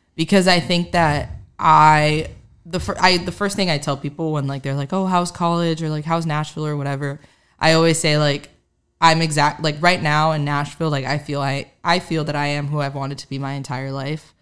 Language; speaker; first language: English; native; English